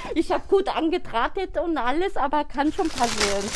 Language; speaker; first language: German; non-native, learner; Korean